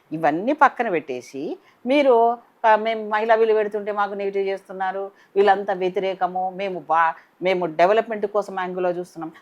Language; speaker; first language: Telugu; native; Telugu